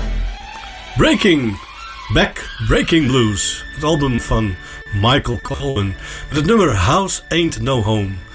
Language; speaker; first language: Dutch; native; Dutch